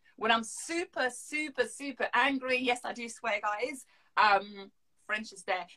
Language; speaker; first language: English; non-native, fluent; French